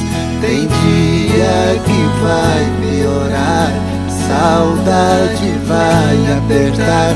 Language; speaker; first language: Portuguese; native; Portuguese